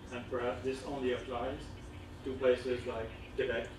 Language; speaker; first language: English; native; English